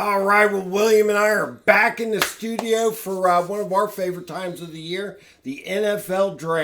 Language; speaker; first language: English; native; English